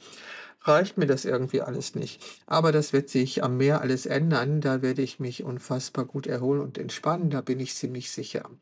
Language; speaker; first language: German; native; German